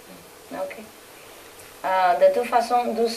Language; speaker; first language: French; non-native, learner; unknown